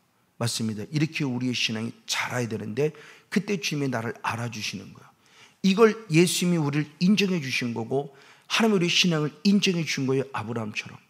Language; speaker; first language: Korean; native; Korean